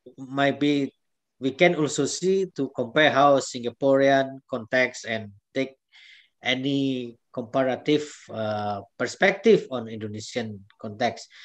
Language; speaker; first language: English; non-native, fluent; Indonesian